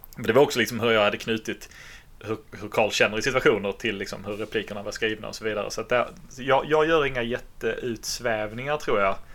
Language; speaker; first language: Swedish; native; Swedish